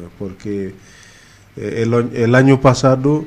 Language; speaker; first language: Spanish; non-native, fluent; Wolof